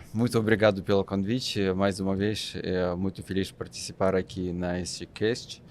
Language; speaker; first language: Portuguese; non-native, fluent; Russian